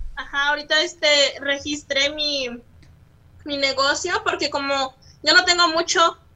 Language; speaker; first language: Spanish; native; Spanish